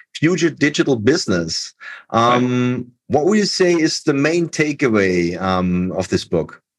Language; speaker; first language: English; non-native, fluent; German